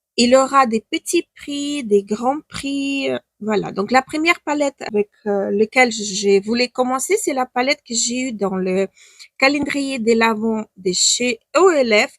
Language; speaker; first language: French; non-native, fluent; Ukrainian